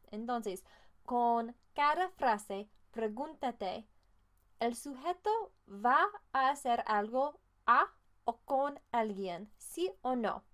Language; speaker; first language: Spanish; non-native, fluent; English